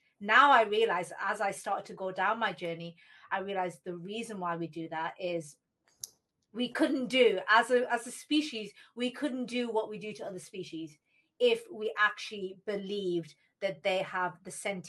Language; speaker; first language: English; native; English